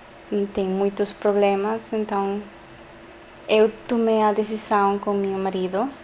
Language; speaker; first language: Portuguese; non-native, learner; Spanish